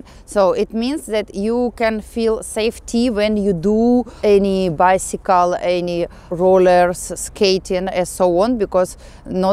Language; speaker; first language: English; non-native, fluent; Russian